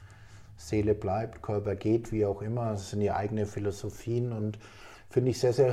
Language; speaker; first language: German; native; German